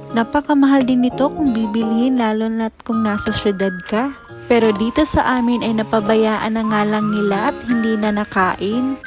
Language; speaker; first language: Filipino; non-native, local second language; Cebuano